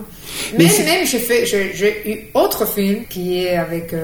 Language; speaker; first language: French; non-native, fluent; Spanish